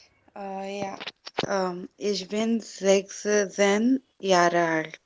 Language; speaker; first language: German; non-native, learner; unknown